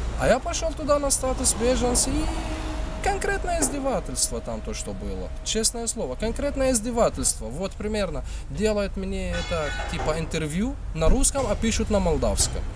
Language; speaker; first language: Russian; non-native, fluent; Arabic